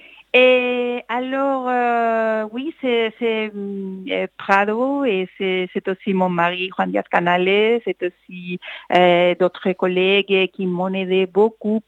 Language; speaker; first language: French; non-native, fluent; Spanish